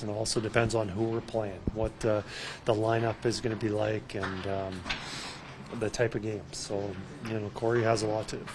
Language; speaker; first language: English; native; English